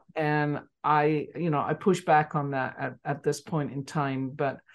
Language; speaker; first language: English; native; English